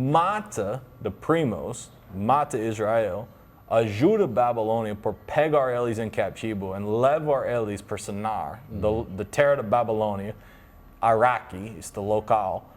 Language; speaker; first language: Portuguese; non-native, learner; English